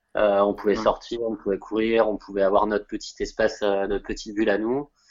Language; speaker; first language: French; native; French